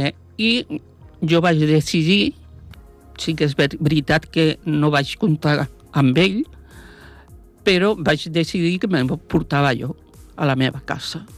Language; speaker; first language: Catalan; non-native, local second language; Spanish